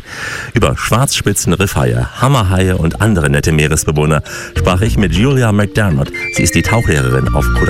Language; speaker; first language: German; native; German